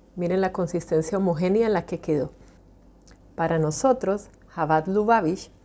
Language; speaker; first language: Spanish; native; Spanish